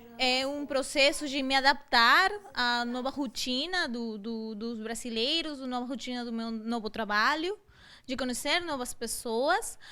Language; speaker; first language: Portuguese; non-native, fluent; Spanish